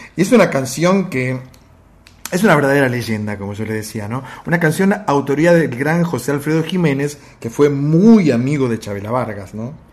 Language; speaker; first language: Spanish; native; Spanish